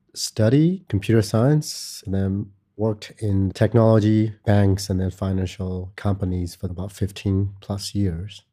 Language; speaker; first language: English; non-native, fluent; Burmese